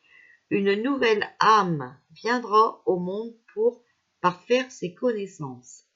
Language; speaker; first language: French; native; French